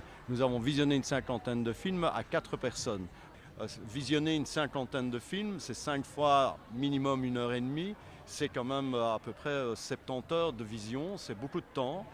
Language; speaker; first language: French; native; French